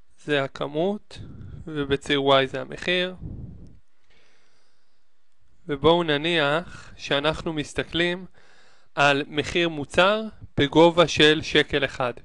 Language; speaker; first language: Hebrew; native; Hebrew